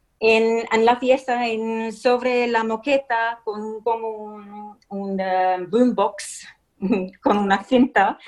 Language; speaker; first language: Spanish; non-native, fluent; English